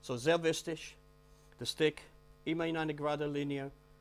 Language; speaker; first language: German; non-native, learner; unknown